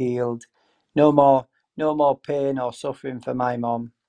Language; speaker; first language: English; native; English